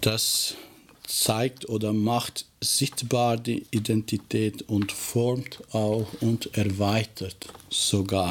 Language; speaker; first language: German; non-native, fluent; Albanian